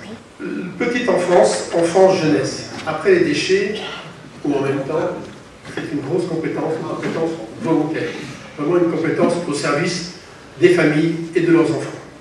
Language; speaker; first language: French; native; French